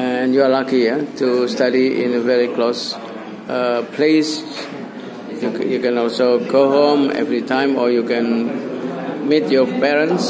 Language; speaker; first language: English; non-native, fluent; Indonesian